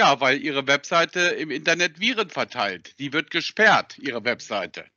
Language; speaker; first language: German; native; German